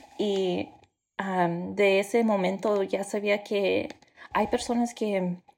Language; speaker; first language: Spanish; early bilingual, heritage; Spanish